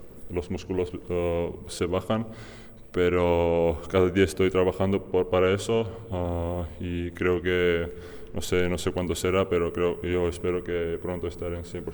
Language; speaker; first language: Spanish; non-native, fluent; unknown